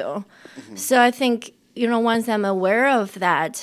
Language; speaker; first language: English; non-native, fluent; Chinese